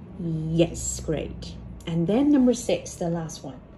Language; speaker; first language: English; non-native, fluent; Thai